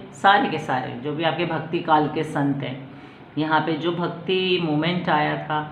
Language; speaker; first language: Hindi; non-native, local second language; Marathi